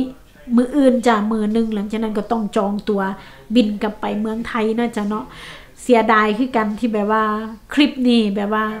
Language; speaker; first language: Thai; non-native, local second language; Lao